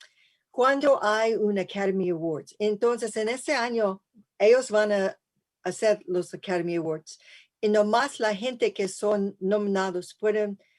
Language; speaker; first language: Spanish; early bilingual, heritage; English